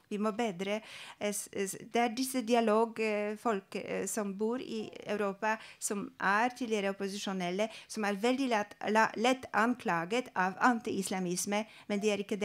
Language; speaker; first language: Norwegian; non-native, fluent; Polish